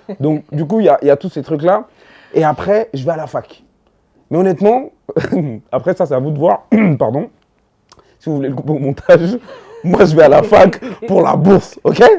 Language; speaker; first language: French; early bilingual, other home language; Dyula